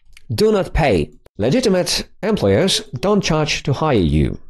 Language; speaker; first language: English; non-native, fluent; Polish